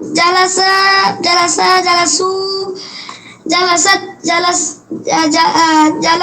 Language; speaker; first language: Arabic; non-native, learner; Bangla